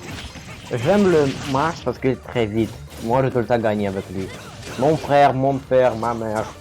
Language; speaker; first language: French; non-native, learner; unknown